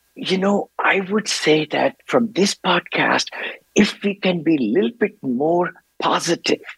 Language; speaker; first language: English; non-native, local second language; Hindi